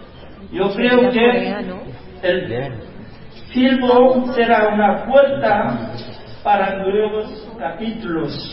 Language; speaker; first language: Spanish; non-native, fluent; Korean